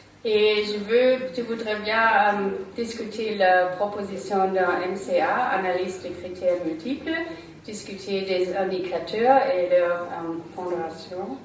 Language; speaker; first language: French; non-native, learner; German